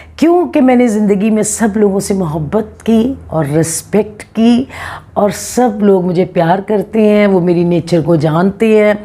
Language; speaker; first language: Urdu; non-native, local second language; Punjabi